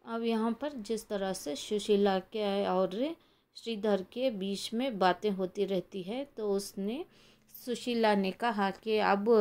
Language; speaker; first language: Hindi; non-native, local second language; Kannada